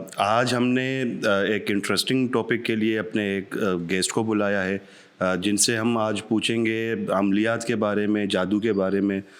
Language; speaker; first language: Urdu; non-native, local second language; Baluchi